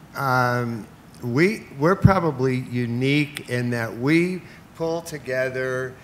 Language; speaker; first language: English; native; English